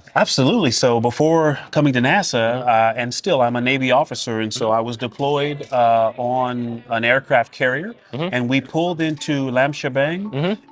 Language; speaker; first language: English; native; English